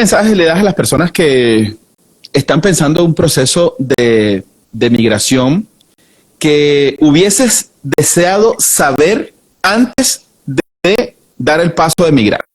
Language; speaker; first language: Spanish; native; Spanish